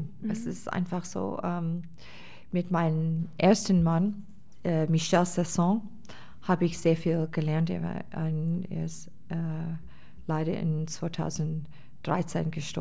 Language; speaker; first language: German; non-native, fluent; English